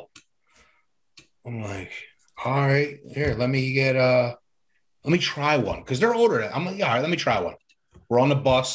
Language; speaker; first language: English; native; English